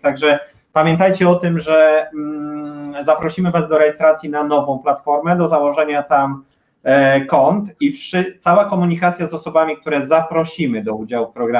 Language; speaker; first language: Polish; native; Polish